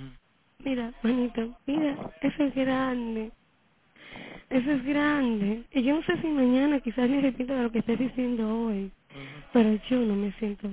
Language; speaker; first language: Spanish; native; Spanish